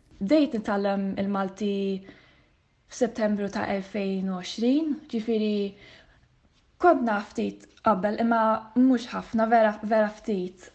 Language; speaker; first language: Maltese; non-native, fluent; Swedish